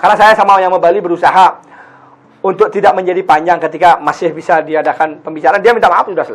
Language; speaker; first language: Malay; non-native, local second language; Balinese